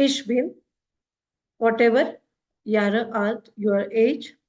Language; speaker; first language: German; non-native, fluent; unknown